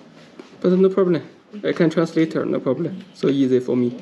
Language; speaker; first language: English; non-native, learner; Chinese